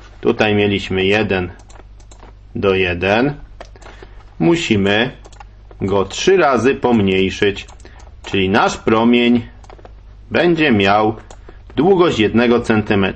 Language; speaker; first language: Polish; native; Polish